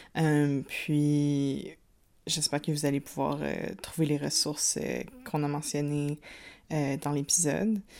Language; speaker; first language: French; native; French